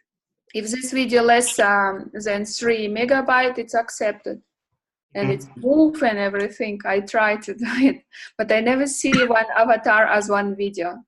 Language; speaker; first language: English; non-native, learner; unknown